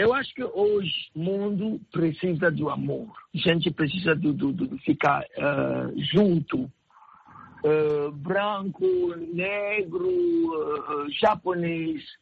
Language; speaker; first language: Portuguese; non-native, learner; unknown